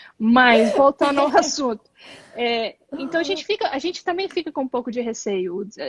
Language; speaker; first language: Portuguese; native; Portuguese